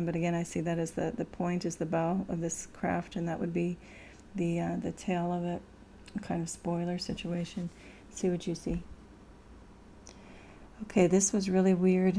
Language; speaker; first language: English; native; English